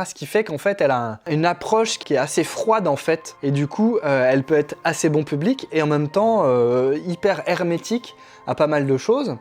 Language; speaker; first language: French; native; French